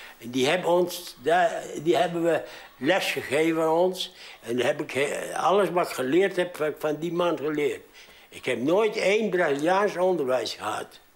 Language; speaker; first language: Dutch; early bilingual, heritage; Dutch